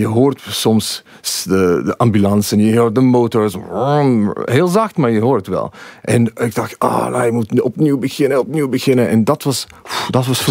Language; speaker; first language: Dutch; non-native, fluent; English